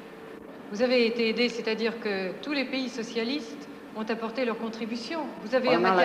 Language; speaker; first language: French; native; French